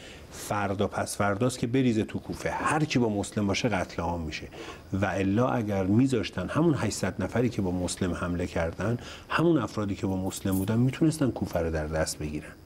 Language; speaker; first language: Persian; native; Persian